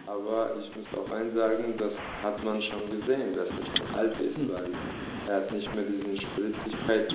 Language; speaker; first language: German; early bilingual, other home language; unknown